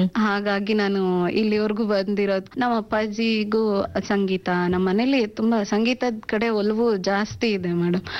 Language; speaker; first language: Kannada; non-native, local second language; Urdu